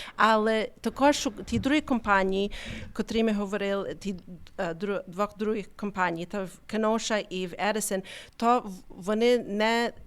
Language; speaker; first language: Ukrainian; early bilingual, heritage; Ukrainian